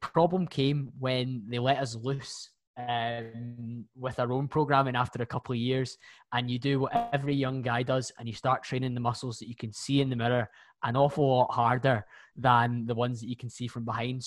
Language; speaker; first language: English; native; English